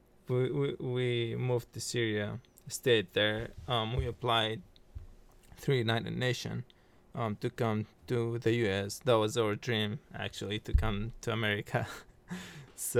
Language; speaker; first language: English; early bilingual, other home language; Arabic